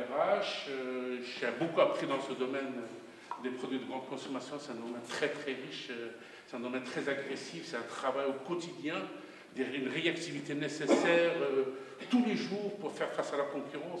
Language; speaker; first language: French; non-native, local second language; Arabic